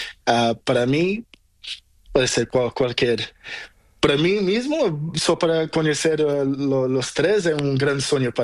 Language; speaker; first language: Spanish; non-native, learner; Portuguese